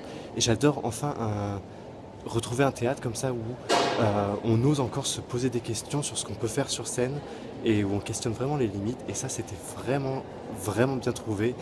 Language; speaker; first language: French; native; French